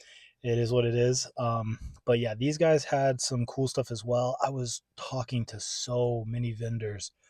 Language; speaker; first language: English; native; English